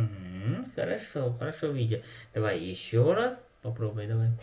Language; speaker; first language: Russian; non-native, learner; Chinese